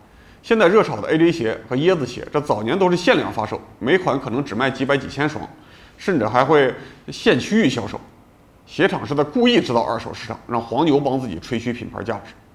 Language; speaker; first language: Chinese; native; Chinese